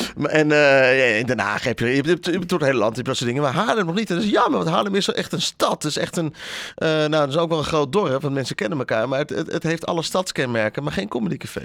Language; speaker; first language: Dutch; native; Dutch